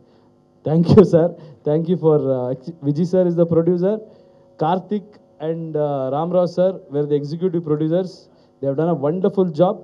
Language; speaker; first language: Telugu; non-native, learner; Kannada